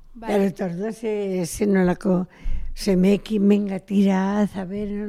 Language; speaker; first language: Basque; non-native, local second language; Spanish